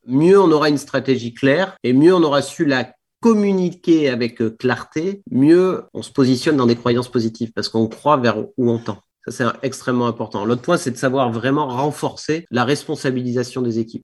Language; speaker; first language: French; native; French